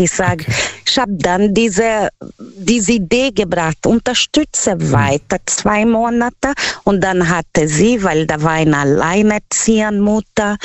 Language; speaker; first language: German; non-native, learner; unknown